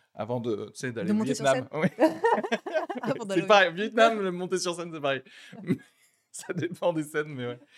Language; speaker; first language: French; native; French